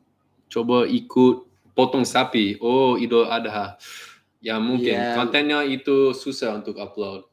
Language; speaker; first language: Indonesian; non-native, learner; English